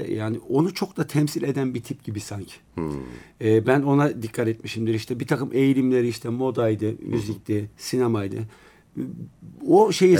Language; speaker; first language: Turkish; native; Turkish